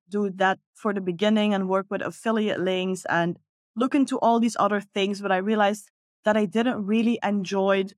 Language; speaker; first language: English; non-native, fluent; Dutch